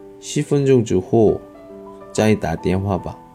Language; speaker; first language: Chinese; non-native, learner; Korean